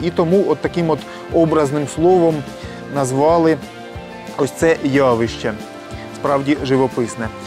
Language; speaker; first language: Ukrainian; native; Ukrainian